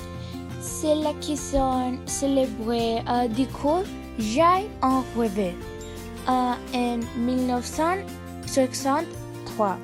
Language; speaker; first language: French; non-native, learner; English